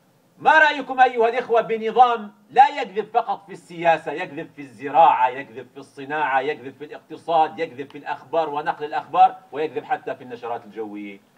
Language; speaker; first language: Arabic; native; Arabic